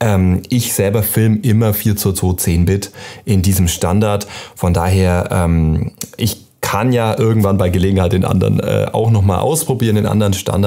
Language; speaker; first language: German; native; German